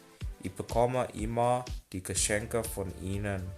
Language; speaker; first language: German; non-native, fluent; Indonesian